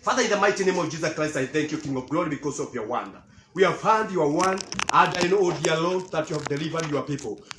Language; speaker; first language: English; non-native, local second language; Swahili